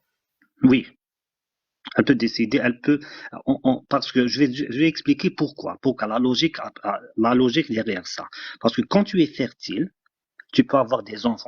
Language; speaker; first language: French; non-native, local second language; Arabic